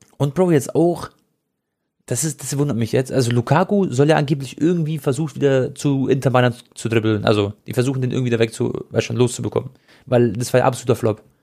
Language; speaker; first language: German; early bilingual, other home language; Croatian